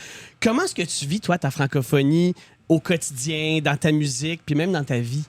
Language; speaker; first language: French; native; French